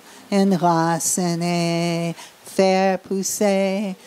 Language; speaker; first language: French; non-native, learner; English